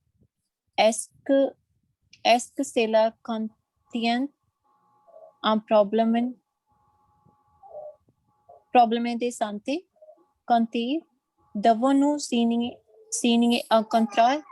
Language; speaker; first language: French; non-native, learner; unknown